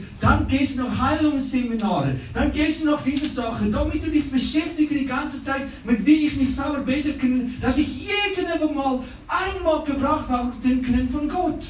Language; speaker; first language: German; non-native, fluent; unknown